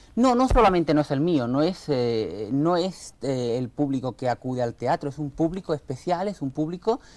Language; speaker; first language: Spanish; early bilingual, other home language; Arabic